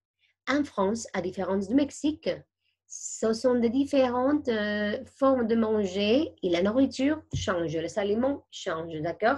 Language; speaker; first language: French; non-native, fluent; Spanish